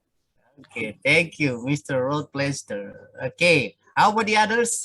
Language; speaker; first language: English; non-native, fluent; Indonesian